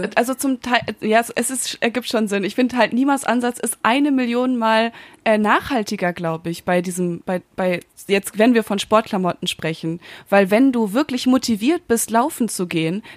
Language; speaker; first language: German; native; German